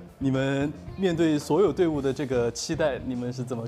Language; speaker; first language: Chinese; native; Chinese